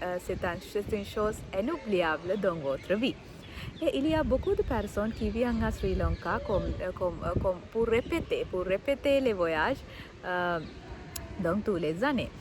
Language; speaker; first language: French; non-native, learner; Sinhala